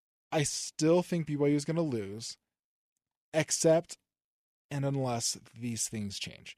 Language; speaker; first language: English; native; English